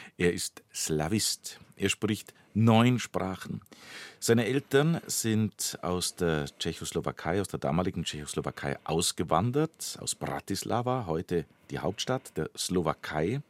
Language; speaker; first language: German; native; German